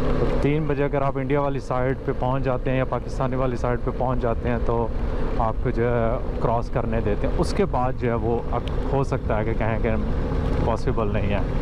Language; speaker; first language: Urdu; non-native, local second language; Punjabi